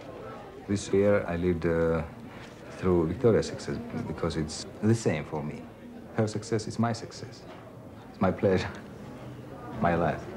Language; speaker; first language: English; non-native, learner; Russian